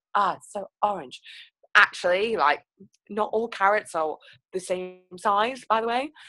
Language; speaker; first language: English; native; English